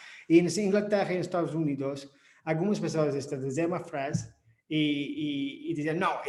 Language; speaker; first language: Portuguese; non-native, fluent; English